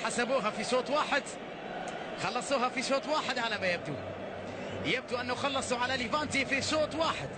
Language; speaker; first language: Arabic; native; Arabic